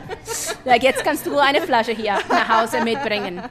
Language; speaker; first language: German; non-native, fluent; Spanish